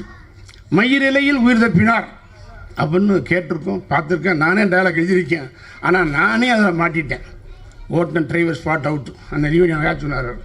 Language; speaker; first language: Tamil; native; Tamil